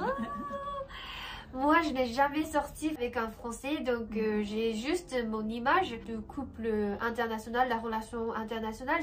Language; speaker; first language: French; non-native, fluent; Japanese